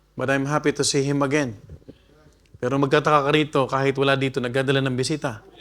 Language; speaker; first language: Filipino; non-native, local second language; Bikol